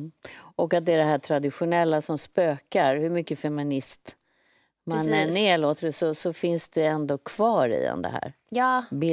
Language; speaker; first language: Swedish; native; Swedish